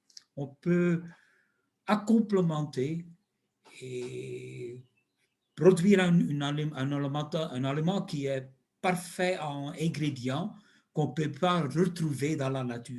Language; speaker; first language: French; non-native, local second language; Dutch